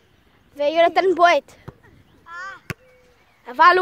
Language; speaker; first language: Hebrew; native; Hebrew